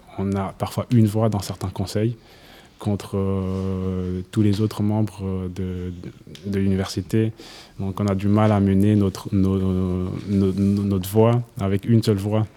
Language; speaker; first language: French; non-native, local second language; Kinyarwanda